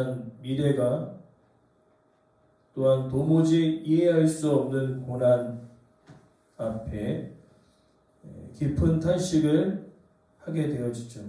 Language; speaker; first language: Korean; native; Korean